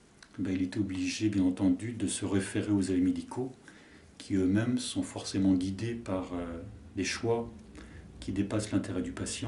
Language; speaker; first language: French; native; French